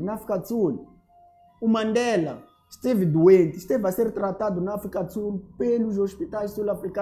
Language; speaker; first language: Portuguese; native; Portuguese